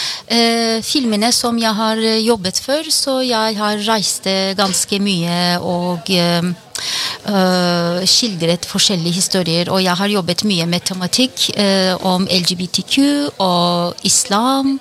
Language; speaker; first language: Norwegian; non-native, fluent; Turkish